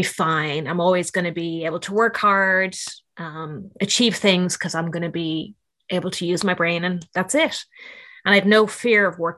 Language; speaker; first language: English; native; English